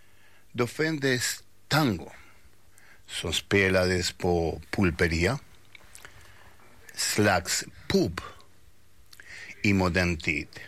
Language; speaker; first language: Swedish; non-native, fluent; Spanish